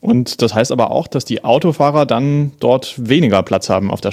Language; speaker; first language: German; native; German